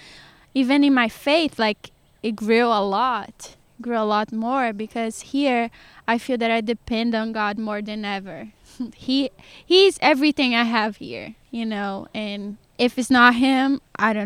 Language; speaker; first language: English; non-native, fluent; Portuguese